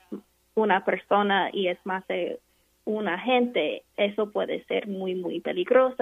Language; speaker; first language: Spanish; non-native, fluent; English